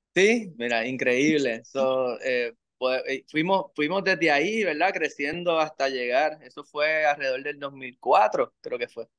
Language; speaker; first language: Spanish; native; Spanish